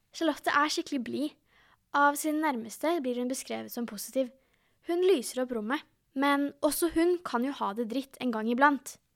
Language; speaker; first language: Norwegian; native; Norwegian